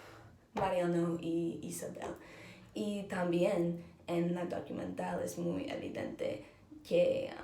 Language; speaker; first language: Spanish; non-native, learner; English